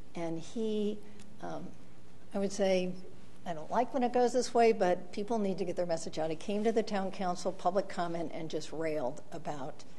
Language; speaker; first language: English; native; English